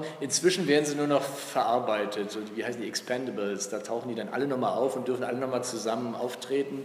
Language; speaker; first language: German; native; German